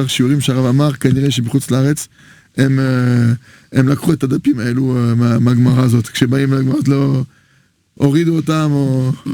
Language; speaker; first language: Hebrew; non-native, fluent; French